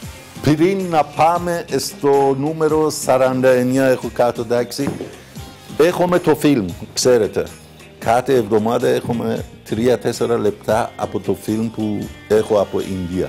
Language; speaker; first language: Greek; non-native, learner; Persian